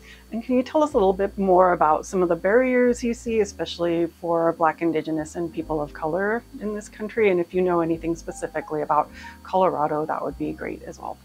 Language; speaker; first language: English; native; English